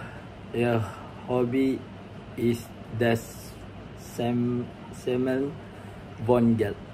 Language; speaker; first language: German; non-native, learner; Malay